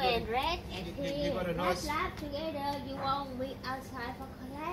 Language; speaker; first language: English; non-native, learner; Vietnamese